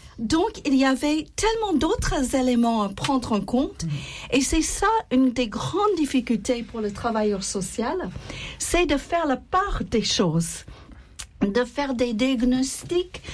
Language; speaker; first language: French; non-native, fluent; English